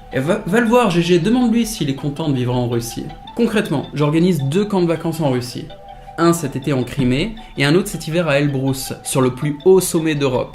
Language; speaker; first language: French; native; French